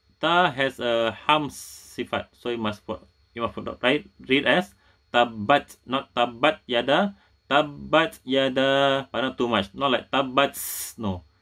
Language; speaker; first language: English; non-native, local second language; Malay